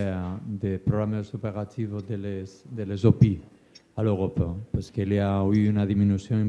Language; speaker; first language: French; non-native, learner; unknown